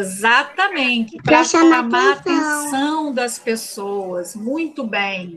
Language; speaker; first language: Portuguese; native; Portuguese